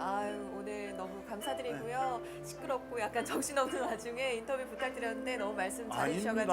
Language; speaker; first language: Korean; native; Korean